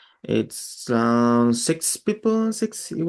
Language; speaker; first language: English; non-native, learner; Spanish